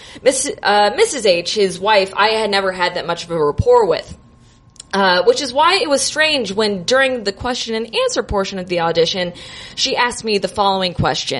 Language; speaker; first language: English; native; English